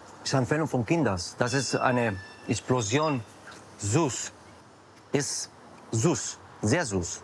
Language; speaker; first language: German; non-native, learner; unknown